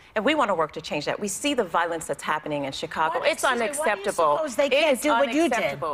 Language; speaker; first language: English; native; English